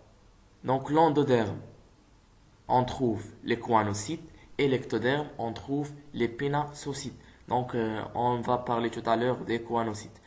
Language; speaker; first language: French; non-native, local second language; Arabic